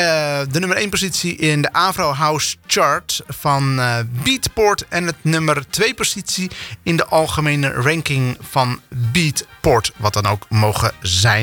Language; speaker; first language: Dutch; native; Dutch